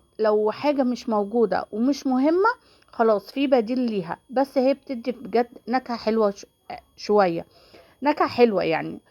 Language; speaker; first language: Arabic; native; Arabic